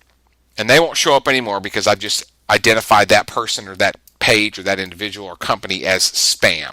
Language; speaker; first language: English; native; English